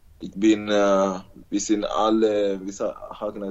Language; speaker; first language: German; non-native, learner; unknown